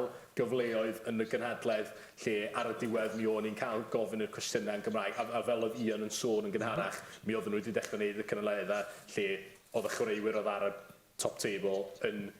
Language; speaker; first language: Welsh; native; Welsh